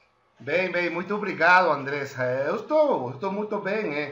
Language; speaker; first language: Portuguese; non-native, fluent; Spanish